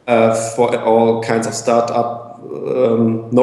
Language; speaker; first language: English; non-native, fluent; German